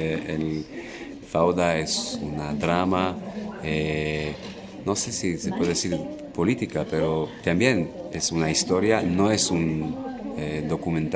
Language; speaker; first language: Spanish; non-native, learner; Hebrew